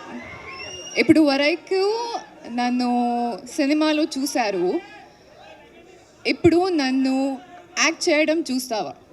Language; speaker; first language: Telugu; non-native, learner; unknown